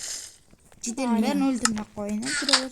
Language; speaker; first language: Kazakh; native; Kazakh